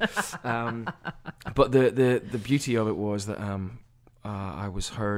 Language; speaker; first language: English; native; English